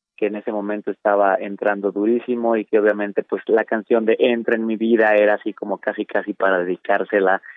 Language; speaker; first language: Spanish; native; Spanish